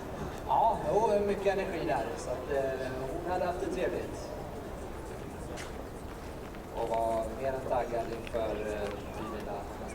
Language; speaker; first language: Swedish; native; Swedish